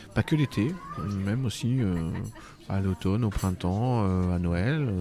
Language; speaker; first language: French; native; French